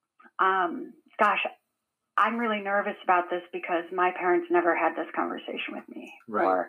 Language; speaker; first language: English; native; English